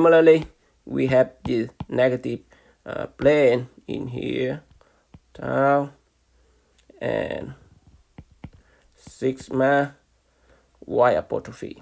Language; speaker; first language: English; non-native, fluent; Vietnamese